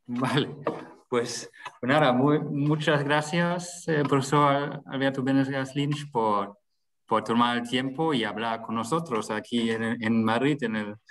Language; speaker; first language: Spanish; non-native, fluent; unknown